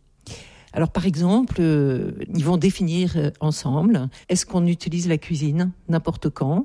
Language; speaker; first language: French; native; French